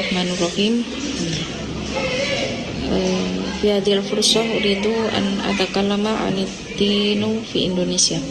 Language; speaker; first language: Arabic; non-native, learner; Indonesian